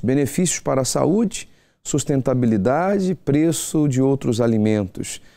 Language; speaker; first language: Portuguese; native; Portuguese